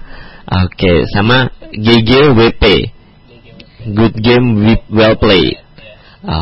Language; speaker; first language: English; non-native, learner; Indonesian